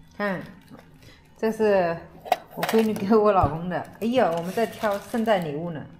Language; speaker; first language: Chinese; native; Chinese